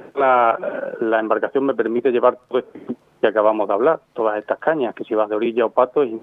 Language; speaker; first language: Spanish; native; Spanish